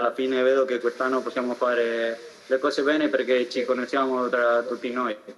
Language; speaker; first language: Italian; non-native, fluent; Spanish